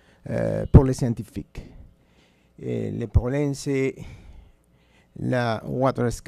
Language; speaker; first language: French; non-native, fluent; Spanish